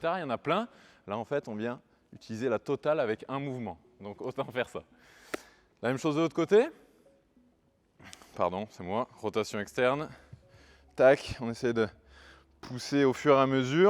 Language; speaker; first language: French; native; French